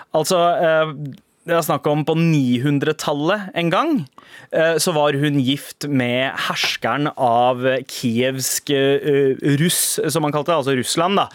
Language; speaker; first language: Norwegian; early bilingual, other home language; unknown